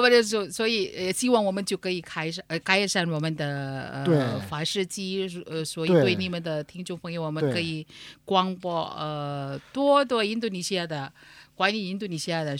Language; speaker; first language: Chinese; non-native, learner; Indonesian